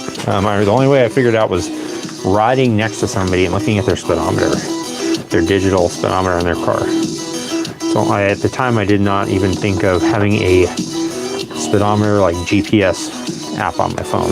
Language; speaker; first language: English; native; English